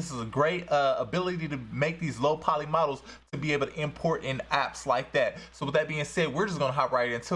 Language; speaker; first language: English; native; English